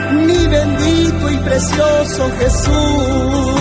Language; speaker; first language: Spanish; non-native, local second language; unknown